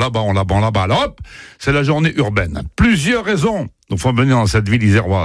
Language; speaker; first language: French; native; French